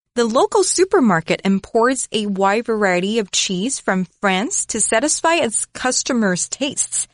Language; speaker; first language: English; non-native, fluent; Chinese